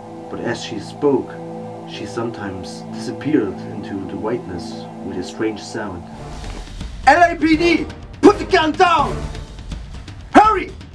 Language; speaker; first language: English; non-native, fluent; German